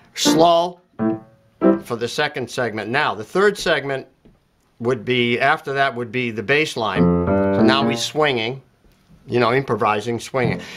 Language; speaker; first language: English; native; English